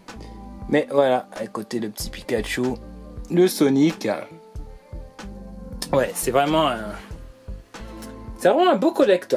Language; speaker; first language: French; native; French